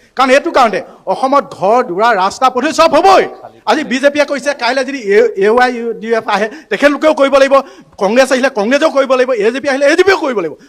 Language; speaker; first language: Assamese; native; Assamese